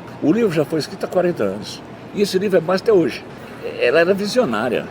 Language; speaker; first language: Portuguese; native; Portuguese